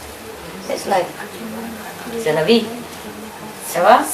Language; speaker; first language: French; non-native, fluent; Vietnamese